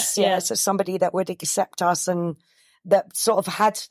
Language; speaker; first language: English; native; English